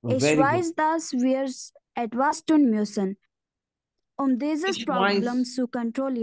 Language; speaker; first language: German; non-native, learner; Hindi